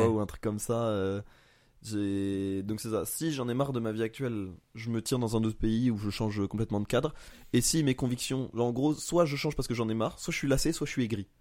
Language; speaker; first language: French; native; French